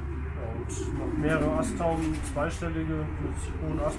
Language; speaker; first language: German; native; German